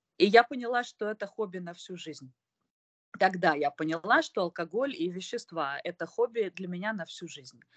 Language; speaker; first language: Russian; native; Russian